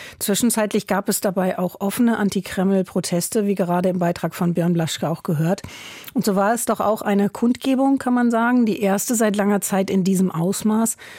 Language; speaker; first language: German; native; German